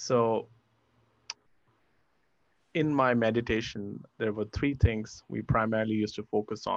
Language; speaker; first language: English; non-native, local second language; Hindi